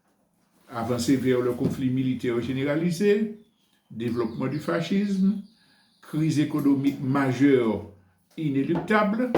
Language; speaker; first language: French; native; French